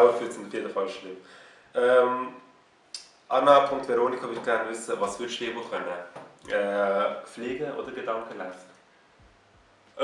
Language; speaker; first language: German; native; German